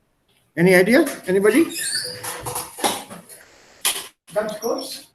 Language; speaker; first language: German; non-native, fluent; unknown